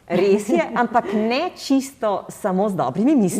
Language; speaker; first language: Slovenian; native; Slovenian